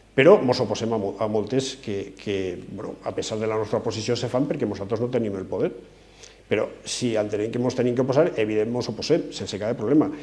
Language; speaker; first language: Catalan; native; Catalan